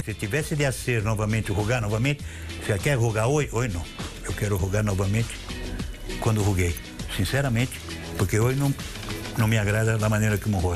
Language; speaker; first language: Spanish; non-native, fluent; Portuguese